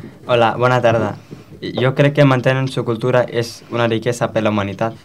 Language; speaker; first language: Catalan; non-native, learner; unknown